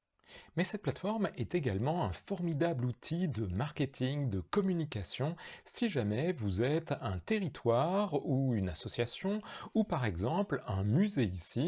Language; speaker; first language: French; native; French